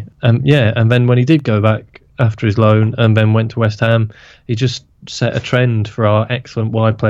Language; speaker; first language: English; native; English